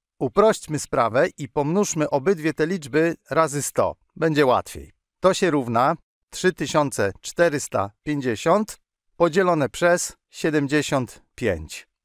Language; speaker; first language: Polish; native; Polish